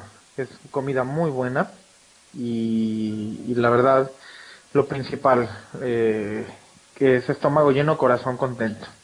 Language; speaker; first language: Spanish; native; Spanish